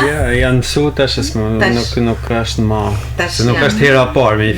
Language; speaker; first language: Albanian; native; Albanian